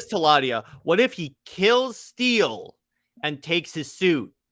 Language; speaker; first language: English; native; English